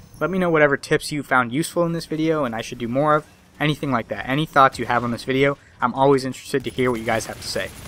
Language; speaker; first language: English; native; English